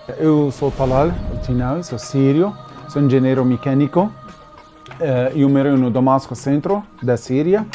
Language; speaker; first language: Portuguese; non-native, learner; Arabic